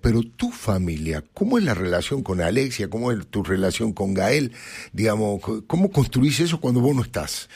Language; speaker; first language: Spanish; native; Spanish